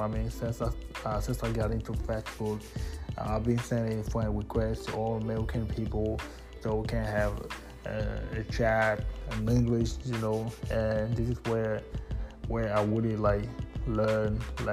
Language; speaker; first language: English; non-native, fluent; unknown